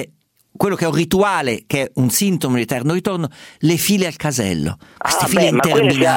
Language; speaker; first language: Italian; native; Italian